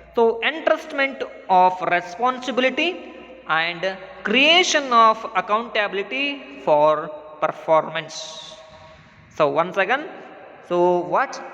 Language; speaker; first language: English; non-native, local second language; Kannada